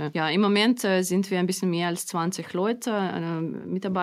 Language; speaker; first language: German; non-native, fluent; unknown